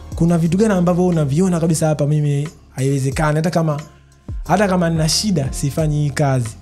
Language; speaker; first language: Swahili; native; Swahili